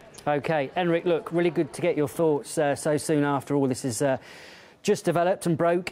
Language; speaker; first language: English; native; English